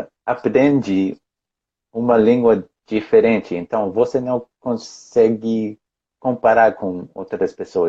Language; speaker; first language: Portuguese; non-native, fluent; English